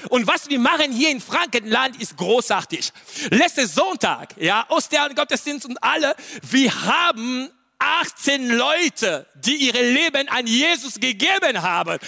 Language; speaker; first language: German; non-native, learner; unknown